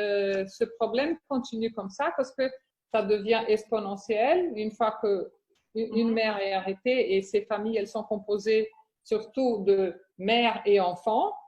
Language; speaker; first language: French; non-native, fluent; Portuguese